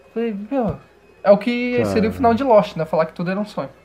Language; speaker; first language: Portuguese; native; Portuguese